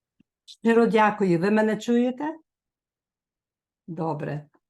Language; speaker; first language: Ukrainian; early bilingual, heritage; Ukrainian